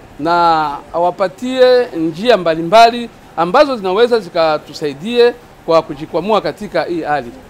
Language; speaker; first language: Swahili; native; Swahili